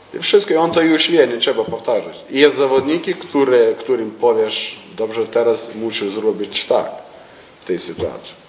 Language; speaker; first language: Polish; non-native, learner; Lithuanian